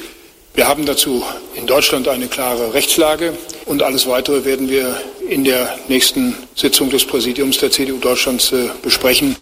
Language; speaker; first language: German; native; German